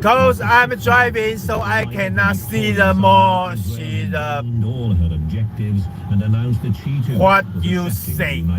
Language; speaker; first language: English; non-native, learner; Chinese